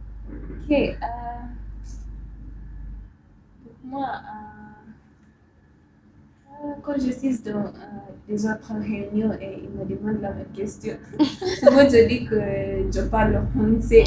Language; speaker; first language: French; non-native, learner; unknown